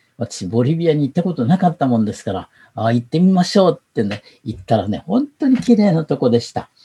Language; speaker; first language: Japanese; native; Japanese